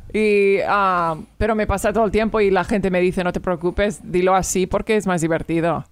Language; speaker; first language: Spanish; early bilingual, heritage; Spanish